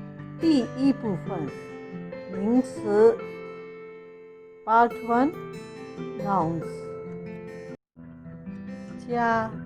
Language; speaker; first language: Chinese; non-native, fluent; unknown